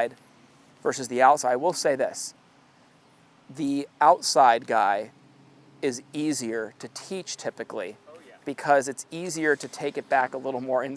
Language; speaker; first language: English; native; English